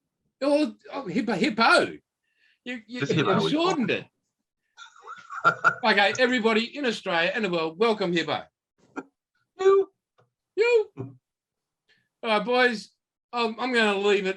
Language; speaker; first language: English; native; English